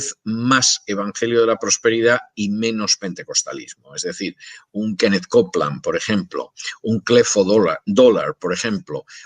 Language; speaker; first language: Spanish; native; Spanish